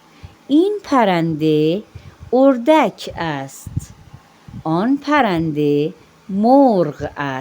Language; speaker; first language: Persian; non-native, fluent; Urdu